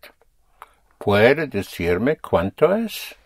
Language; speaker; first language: Spanish; non-native, fluent; English